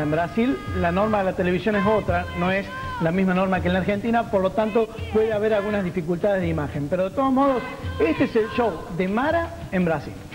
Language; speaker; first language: Spanish; native; Spanish